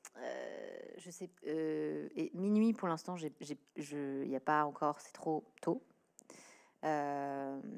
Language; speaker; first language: French; native; French